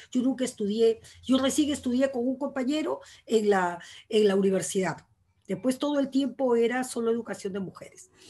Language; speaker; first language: Spanish; native; Spanish